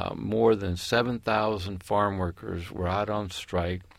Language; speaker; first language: English; early bilingual, other home language; Spanish